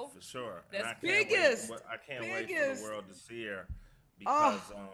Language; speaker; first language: English; native; English